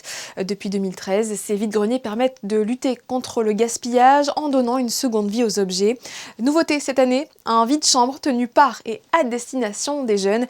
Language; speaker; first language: French; native; French